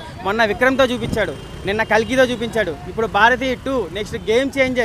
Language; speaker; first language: Telugu; native; Telugu